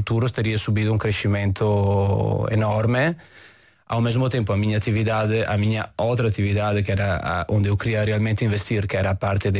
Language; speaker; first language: Portuguese; non-native, fluent; Italian